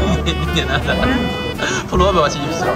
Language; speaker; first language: Russian; non-native, learner; Chinese